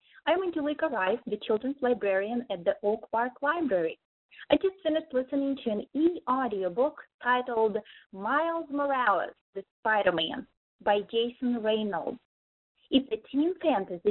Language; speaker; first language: English; non-native, fluent; Russian